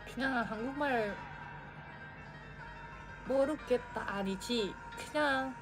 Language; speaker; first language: Korean; non-native, learner; Indonesian